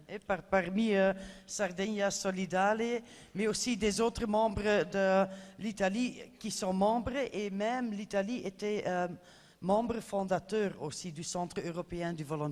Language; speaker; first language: French; non-native, fluent; Dutch